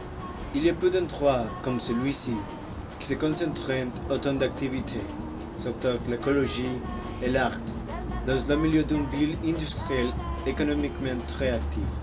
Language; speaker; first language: French; non-native, learner; Spanish